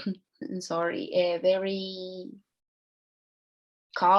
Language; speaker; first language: English; non-native, learner; Spanish